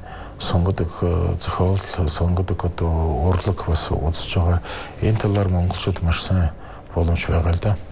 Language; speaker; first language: Mongolian; non-native, fluent; Russian